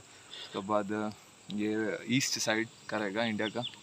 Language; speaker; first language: Hindi; non-native, local second language; Malayalam